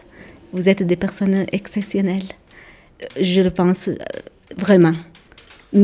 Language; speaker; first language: French; non-native, local second language; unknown